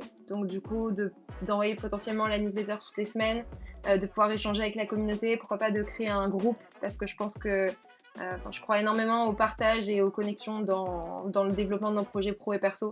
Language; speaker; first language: French; native; French